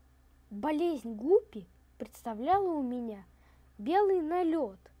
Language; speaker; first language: Russian; native; Russian